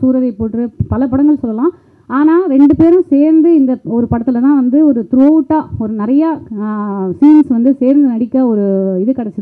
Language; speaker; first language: Tamil; native; Tamil